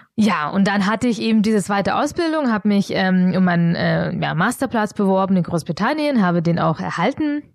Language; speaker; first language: German; early bilingual, other home language; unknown